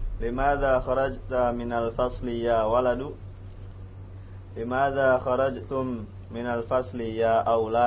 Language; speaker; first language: Arabic; non-native, learner; Indonesian